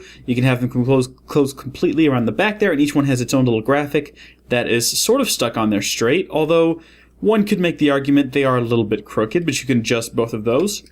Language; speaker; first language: English; native; English